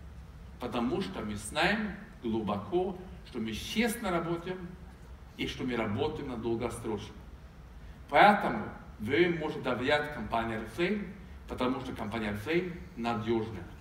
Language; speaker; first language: Russian; non-native, fluent; Swedish